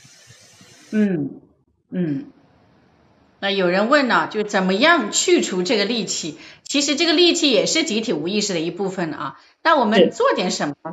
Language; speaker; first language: Chinese; native; Chinese